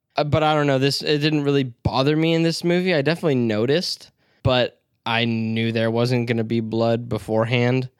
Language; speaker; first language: English; native; English